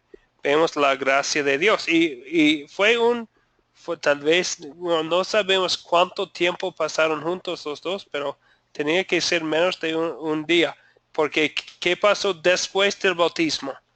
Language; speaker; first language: Spanish; non-native, fluent; English